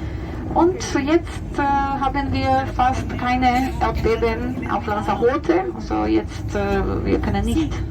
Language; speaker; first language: German; non-native, fluent; Spanish